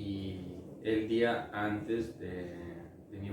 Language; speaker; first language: Spanish; non-native, fluent; Italian